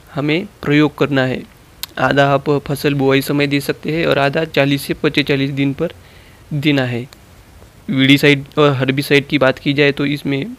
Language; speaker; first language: Hindi; non-native, local second language; Marathi